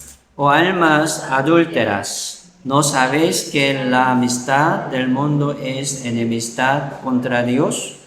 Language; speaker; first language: Spanish; non-native, learner; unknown